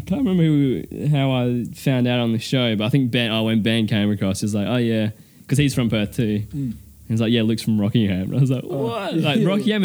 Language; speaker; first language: English; native; English